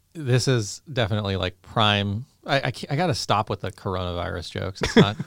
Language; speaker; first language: English; native; English